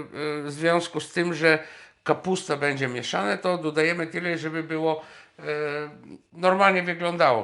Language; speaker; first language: Polish; non-native, fluent; Bulgarian